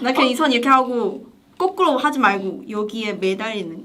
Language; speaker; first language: Korean; non-native, fluent; Chinese